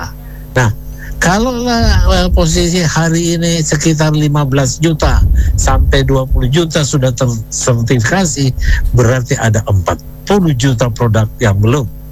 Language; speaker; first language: Indonesian; native; Indonesian